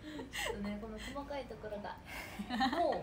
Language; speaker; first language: Japanese; native; Japanese